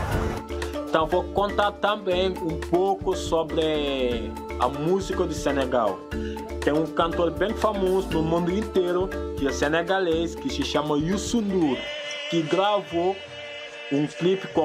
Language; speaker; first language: Portuguese; non-native, fluent; Wolof